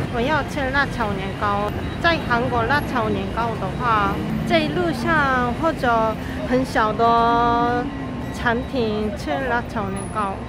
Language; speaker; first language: Chinese; non-native, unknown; Korean